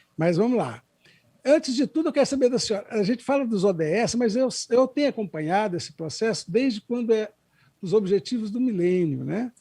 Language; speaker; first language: Portuguese; native; Portuguese